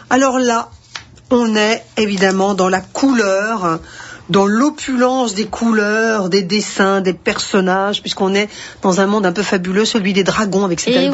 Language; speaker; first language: French; native; French